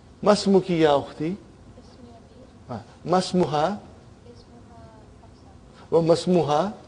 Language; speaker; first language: Arabic; non-native, fluent; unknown